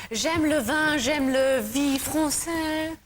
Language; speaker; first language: French; non-native, learner; German